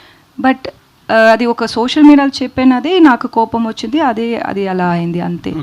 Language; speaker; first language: Telugu; non-native, learner; Tamil